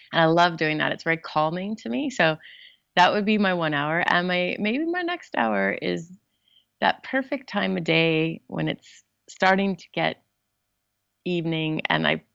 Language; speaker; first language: English; native; English